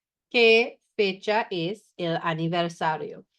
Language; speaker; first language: Spanish; non-native, fluent; English